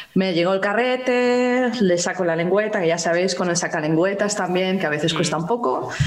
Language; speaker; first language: Spanish; native; Spanish